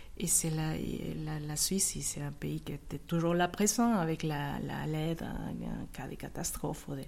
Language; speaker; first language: French; non-native, fluent; Spanish